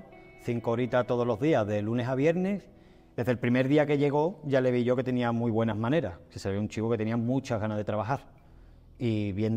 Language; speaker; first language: Spanish; native; Spanish